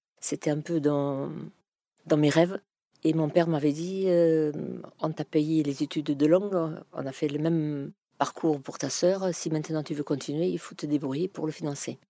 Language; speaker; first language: French; non-native, fluent; German